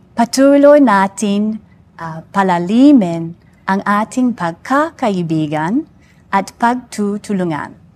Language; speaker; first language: Filipino; non-native, learner; English